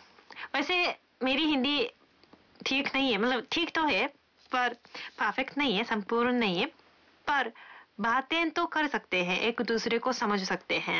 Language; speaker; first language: Hindi; non-native, fluent; Japanese